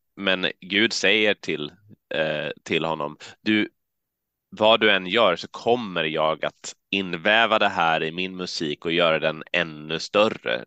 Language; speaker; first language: Swedish; native; Swedish